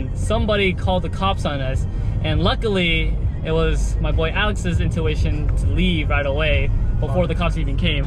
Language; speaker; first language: English; native; English